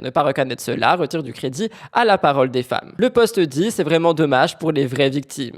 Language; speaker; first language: French; native; French